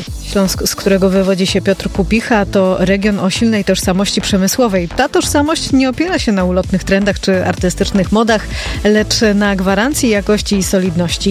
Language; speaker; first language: Polish; native; Polish